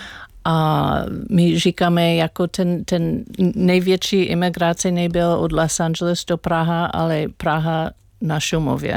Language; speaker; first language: Czech; non-native, learner; English